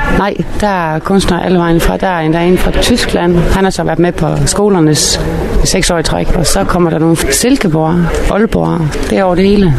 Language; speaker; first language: Danish; non-native, local second language; Faroese